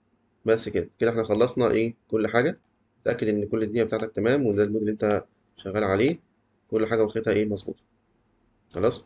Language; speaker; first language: Arabic; native; Arabic